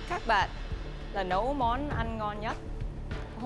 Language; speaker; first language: Vietnamese; early bilingual, heritage; English